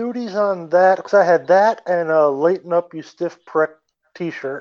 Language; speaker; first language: English; native; English